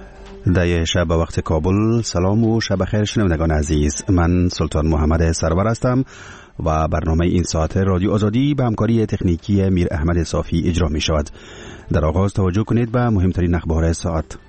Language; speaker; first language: Persian; native; Persian